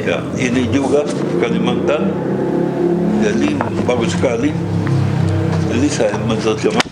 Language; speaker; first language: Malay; non-native, fluent; Dutch